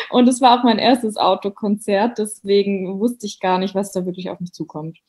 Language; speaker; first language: German; native; German